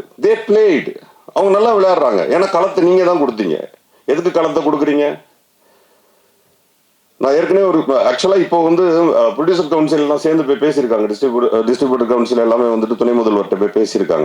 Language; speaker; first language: Tamil; native; Tamil